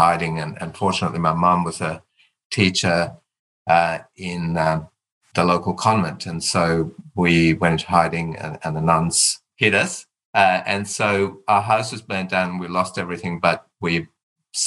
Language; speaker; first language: English; non-native, local second language; Tamil